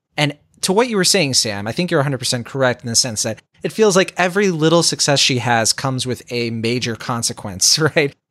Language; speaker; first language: English; native; English